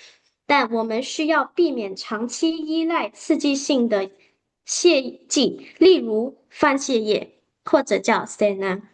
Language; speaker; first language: Chinese; native; Chinese